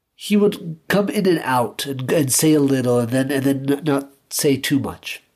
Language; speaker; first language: English; early bilingual, other home language; Spanish